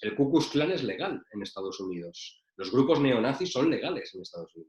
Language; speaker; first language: Spanish; native; Spanish